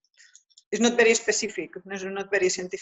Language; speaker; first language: English; non-native, learner; Spanish